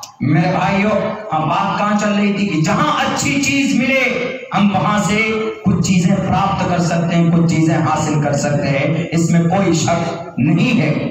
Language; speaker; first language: Urdu; native; Urdu